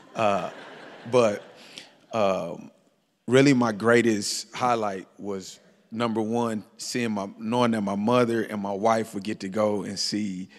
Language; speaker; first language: English; native; English